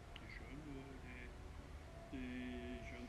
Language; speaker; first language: French; non-native, fluent; Dutch